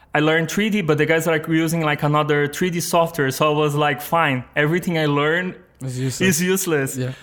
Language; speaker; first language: English; non-native, fluent; Portuguese